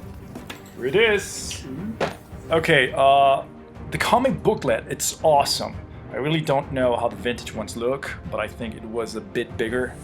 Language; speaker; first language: English; non-native, fluent; Spanish